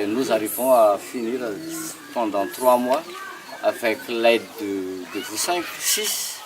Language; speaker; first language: French; non-native, local second language; Malagasy